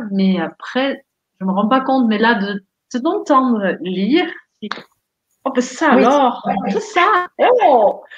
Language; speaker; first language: French; non-native, fluent; Dutch